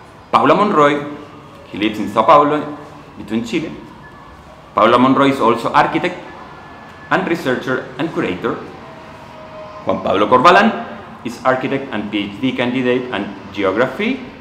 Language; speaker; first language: English; non-native, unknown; Spanish